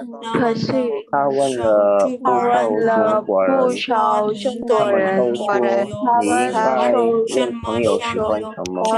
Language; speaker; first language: Chinese; non-native, learner; Indonesian